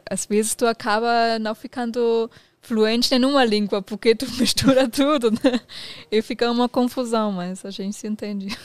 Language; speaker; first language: Portuguese; non-native, fluent; German